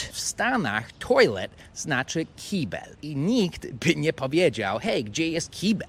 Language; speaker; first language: Polish; non-native, fluent; English